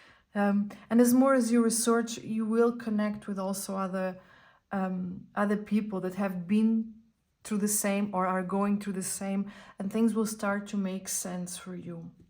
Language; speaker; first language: English; non-native, fluent; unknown